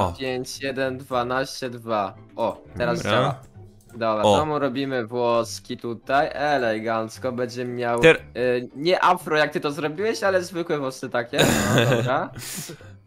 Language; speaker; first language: Polish; native; Polish